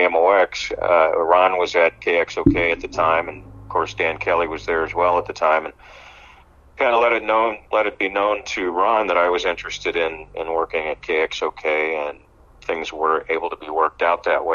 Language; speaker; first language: English; native; English